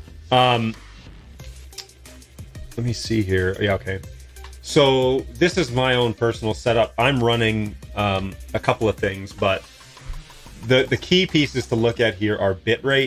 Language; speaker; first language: English; native; English